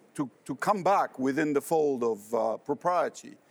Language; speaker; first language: English; non-native, fluent; Polish